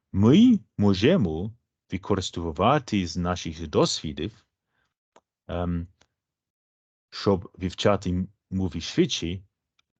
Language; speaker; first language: Ukrainian; non-native, fluent; English